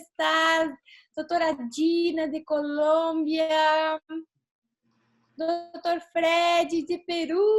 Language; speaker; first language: Portuguese; non-native, learner; Spanish